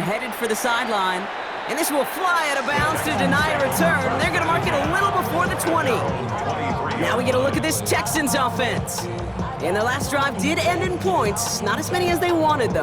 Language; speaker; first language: English; native; English